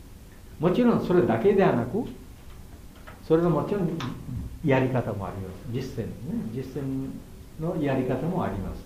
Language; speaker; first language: Japanese; non-native, learner; Bangla